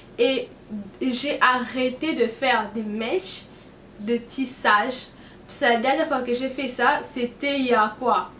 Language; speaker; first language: French; non-native, local second language; Lingala